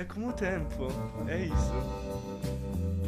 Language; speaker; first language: Portuguese; non-native, learner; Italian